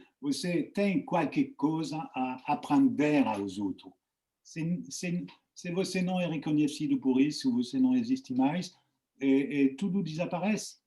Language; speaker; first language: Portuguese; non-native, fluent; French